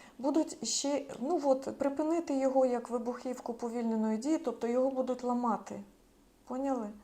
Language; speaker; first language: Ukrainian; non-native, local second language; Russian